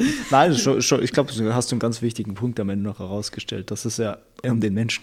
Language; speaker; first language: German; native; German